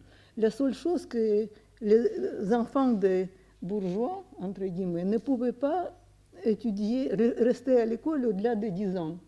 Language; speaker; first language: French; non-native, fluent; Russian